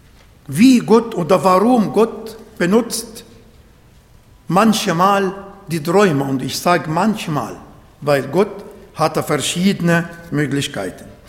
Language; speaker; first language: German; non-native, learner; Arabic